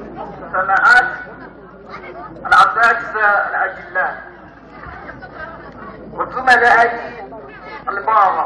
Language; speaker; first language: Arabic; non-native, fluent; Yoruba